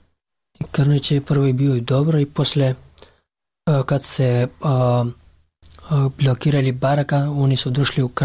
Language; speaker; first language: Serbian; non-native, learner; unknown